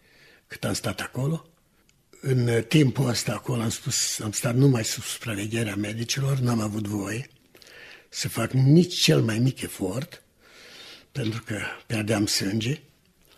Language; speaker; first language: Romanian; native; Romanian